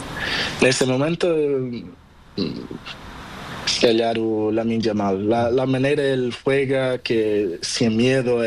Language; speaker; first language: Spanish; non-native, learner; Portuguese